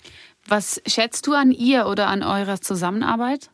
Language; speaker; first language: German; native; German